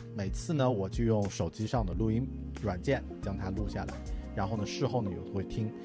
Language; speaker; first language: Chinese; native; Chinese